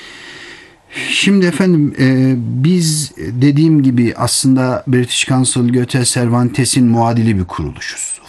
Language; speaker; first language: Turkish; native; Turkish